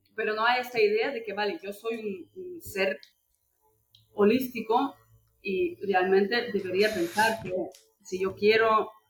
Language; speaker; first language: Spanish; non-native, fluent; Russian